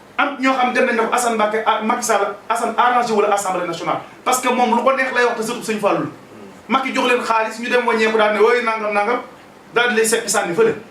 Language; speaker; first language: Wolof; native; Wolof